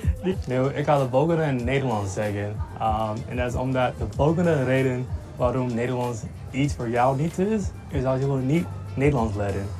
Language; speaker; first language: Dutch; non-native, learner; English